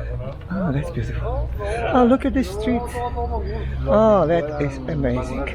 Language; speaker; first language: English; non-native, fluent; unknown